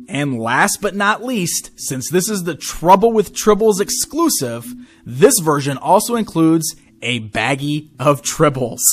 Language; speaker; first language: English; native; English